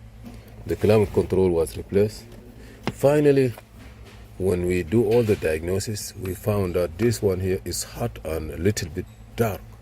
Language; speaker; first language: English; non-native, learner; Arabic